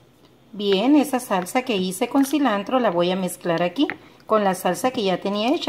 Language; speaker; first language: Spanish; native; Spanish